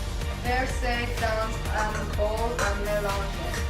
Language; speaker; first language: French; non-native, learner; English